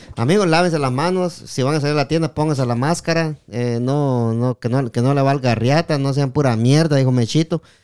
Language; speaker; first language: Spanish; native; Spanish